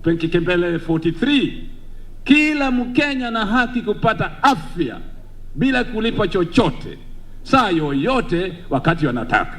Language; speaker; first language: Swahili; non-native, local second language; Luo (Kenya and Tanzania)